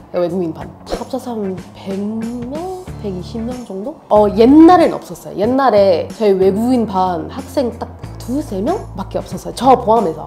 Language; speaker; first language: Korean; non-native, fluent; Hindi